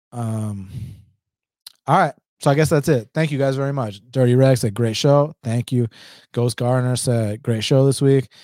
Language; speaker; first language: English; early bilingual, other home language; Spanish